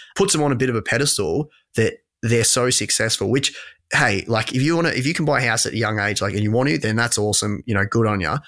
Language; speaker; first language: English; native; English